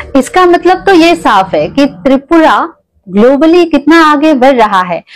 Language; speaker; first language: Hindi; non-native, local second language; Kok Borok